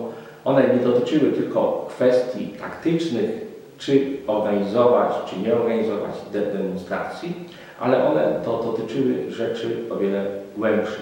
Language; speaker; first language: Polish; native; Polish